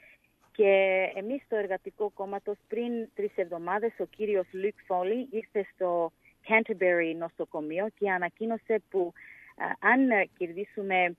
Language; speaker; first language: Greek; early bilingual, heritage; English